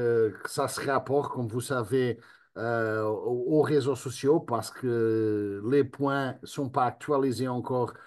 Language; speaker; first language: French; non-native, fluent; Spanish